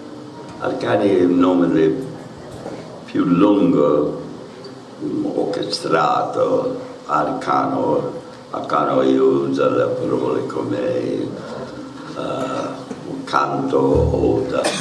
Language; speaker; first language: Italian; non-native, learner; English